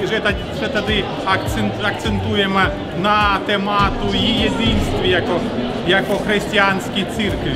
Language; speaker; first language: Czech; non-native, learner; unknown